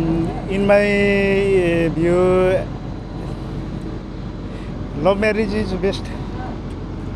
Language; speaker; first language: English; non-native, learner; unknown